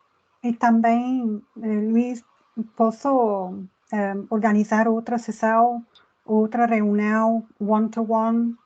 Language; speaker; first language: Portuguese; non-native, learner; English